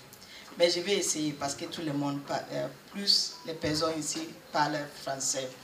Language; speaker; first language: French; non-native, learner; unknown